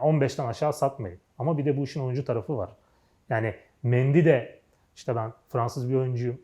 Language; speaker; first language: Turkish; native; Turkish